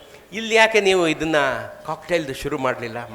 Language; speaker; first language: Kannada; native; Kannada